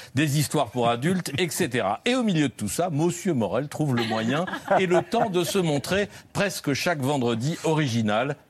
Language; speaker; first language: French; native; French